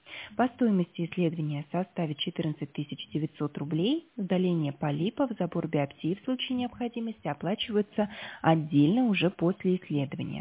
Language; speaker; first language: Russian; native; Russian